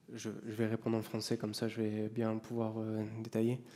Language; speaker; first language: Spanish; non-native, learner; French